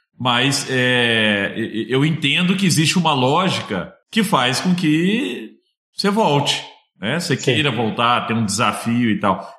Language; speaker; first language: Portuguese; native; Portuguese